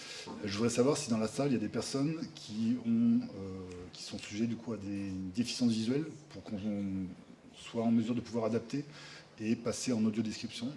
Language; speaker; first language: French; native; French